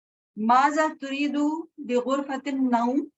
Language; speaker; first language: Arabic; non-native, learner; Urdu